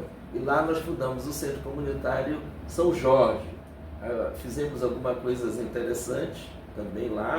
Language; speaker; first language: Portuguese; native; Portuguese